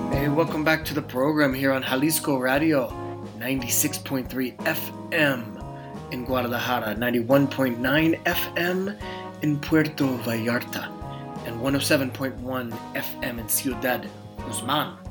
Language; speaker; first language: English; native; English